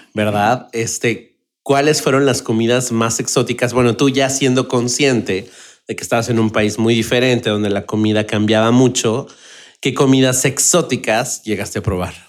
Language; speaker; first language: Spanish; native; Spanish